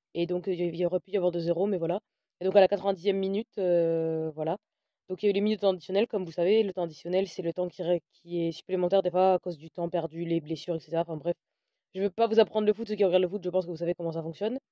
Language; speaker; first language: French; native; French